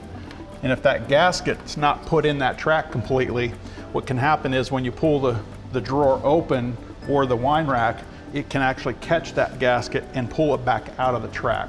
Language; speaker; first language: English; native; English